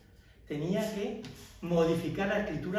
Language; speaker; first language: Spanish; native; Spanish